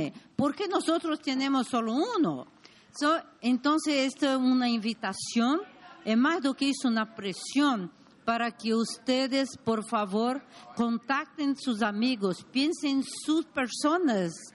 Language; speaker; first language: Spanish; non-native, learner; Portuguese